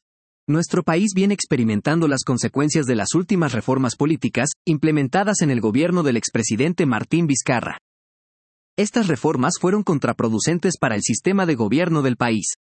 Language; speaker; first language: Spanish; native; Spanish